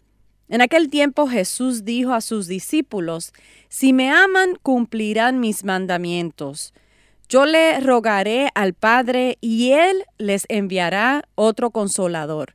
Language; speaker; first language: Spanish; native; Spanish